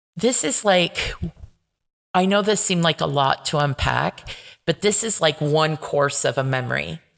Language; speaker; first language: English; native; English